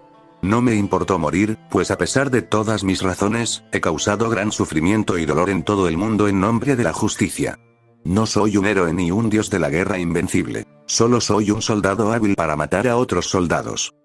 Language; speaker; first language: Spanish; native; Spanish